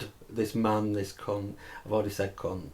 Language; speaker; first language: English; native; English